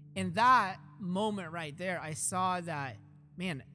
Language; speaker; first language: English; early bilingual, other home language; Russian